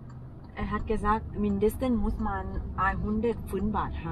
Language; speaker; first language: German; non-native, learner; Thai